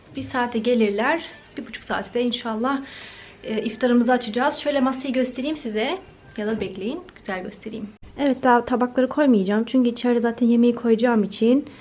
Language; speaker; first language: Turkish; early bilingual, heritage; Turkish